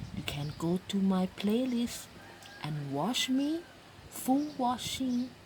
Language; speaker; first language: English; non-native, learner; Thai